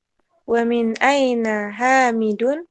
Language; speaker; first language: Arabic; non-native, learner; Indonesian